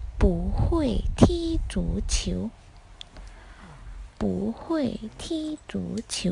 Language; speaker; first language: Chinese; non-native, fluent; Thai